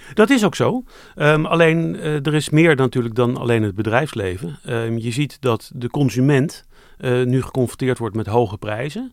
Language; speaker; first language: Dutch; native; Dutch